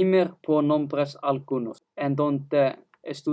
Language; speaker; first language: Spanish; non-native, learner; Icelandic